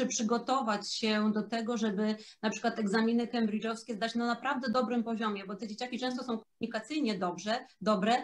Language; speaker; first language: Polish; native; Polish